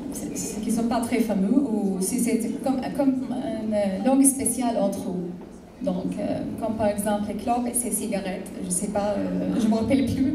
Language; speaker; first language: French; non-native, fluent; Arabic